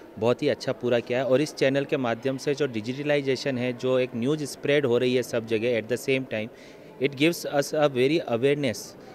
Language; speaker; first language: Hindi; native; Hindi